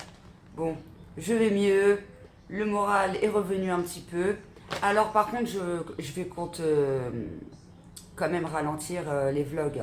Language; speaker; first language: French; native; French